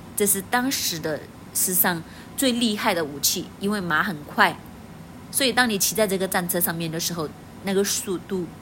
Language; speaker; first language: Chinese; native; Chinese